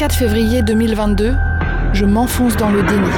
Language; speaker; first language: French; native; French